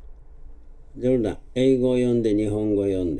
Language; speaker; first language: Japanese; native; Japanese